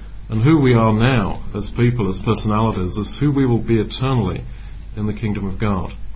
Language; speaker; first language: English; native; English